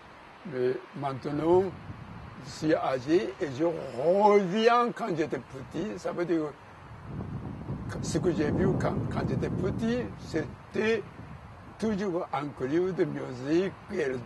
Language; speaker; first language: French; non-native, learner; Japanese